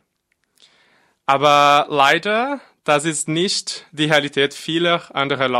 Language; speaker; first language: German; non-native, fluent; Portuguese